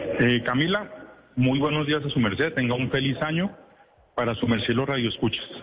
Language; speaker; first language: Spanish; native; Spanish